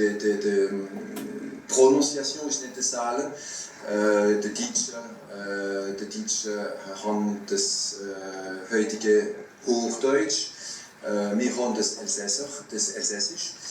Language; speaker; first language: German; non-native, fluent; French